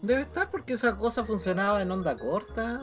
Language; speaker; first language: Spanish; native; Spanish